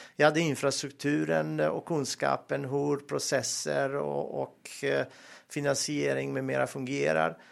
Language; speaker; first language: Swedish; non-native, fluent; Serbian